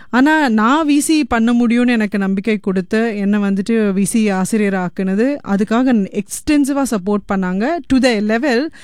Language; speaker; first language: Tamil; native; Tamil